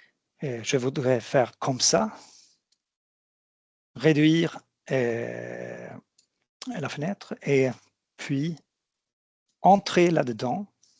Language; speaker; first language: French; non-native, fluent; Swedish